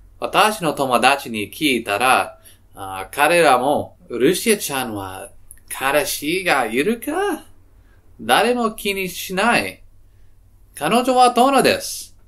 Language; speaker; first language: Japanese; non-native, learner; English